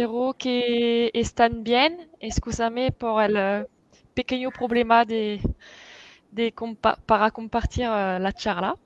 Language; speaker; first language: Spanish; non-native, fluent; French